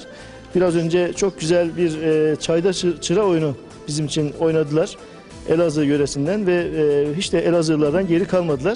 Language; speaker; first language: Turkish; native; Turkish